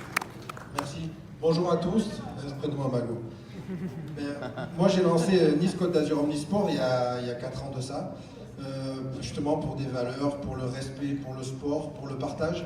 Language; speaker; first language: French; native; French